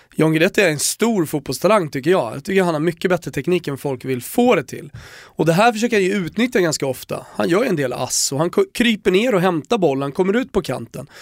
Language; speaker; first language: Swedish; native; Swedish